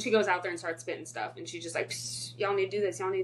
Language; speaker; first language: English; native; English